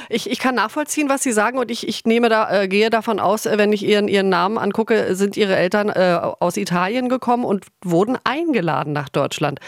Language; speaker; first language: German; native; German